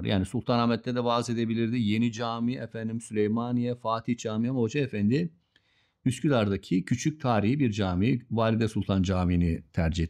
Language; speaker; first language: Turkish; native; Turkish